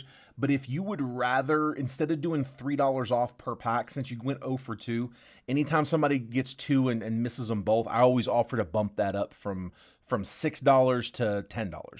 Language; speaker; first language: English; native; English